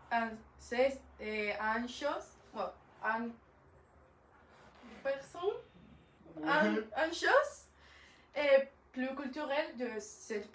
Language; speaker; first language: French; non-native, learner; Spanish